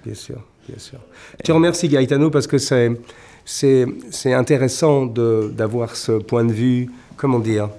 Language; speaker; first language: French; native; French